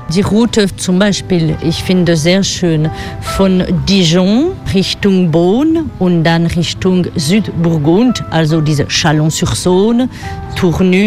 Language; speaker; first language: German; non-native, learner; French